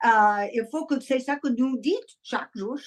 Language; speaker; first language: French; non-native, learner; English